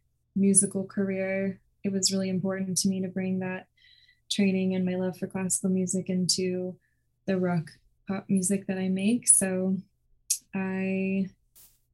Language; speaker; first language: English; native; English